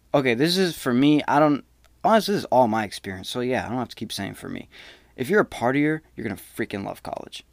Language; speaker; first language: English; native; English